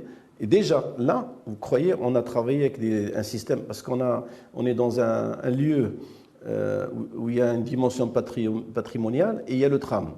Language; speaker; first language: French; non-native, local second language; Arabic